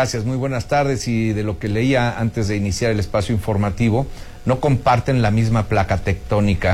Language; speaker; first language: Spanish; native; Spanish